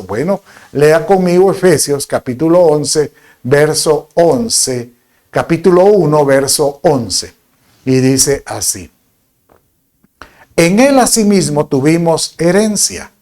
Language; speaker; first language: Spanish; native; Spanish